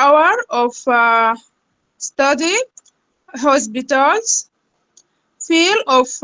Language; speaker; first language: English; non-native, learner; Arabic